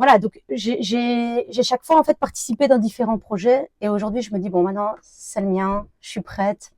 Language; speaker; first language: French; early bilingual, other home language; Arabic